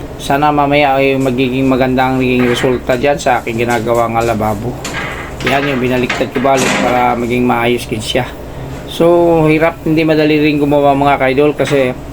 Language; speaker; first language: Filipino; non-native, local second language; Cebuano